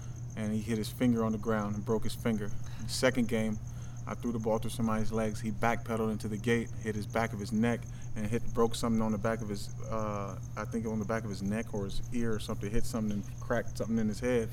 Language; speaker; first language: English; native; English